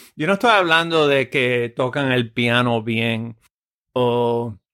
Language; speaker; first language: Spanish; native; Spanish